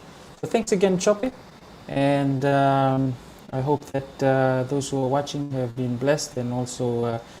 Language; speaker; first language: English; non-native, local second language; Fijian